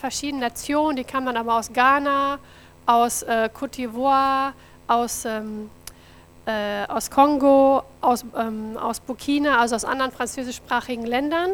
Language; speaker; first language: German; native; German